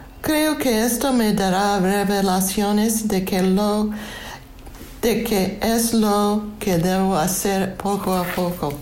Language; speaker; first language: Spanish; non-native, learner; English